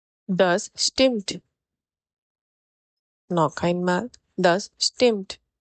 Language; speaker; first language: German; non-native, fluent; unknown